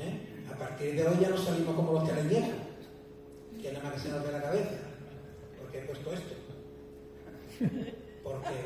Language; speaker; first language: Spanish; native; Spanish